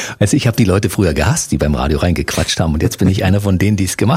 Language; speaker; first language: German; native; German